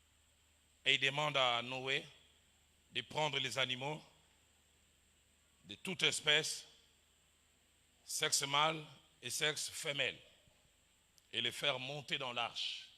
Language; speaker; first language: French; non-native, local second language; Lingala